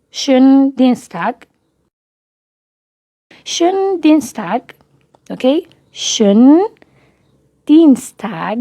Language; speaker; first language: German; non-native, fluent; Persian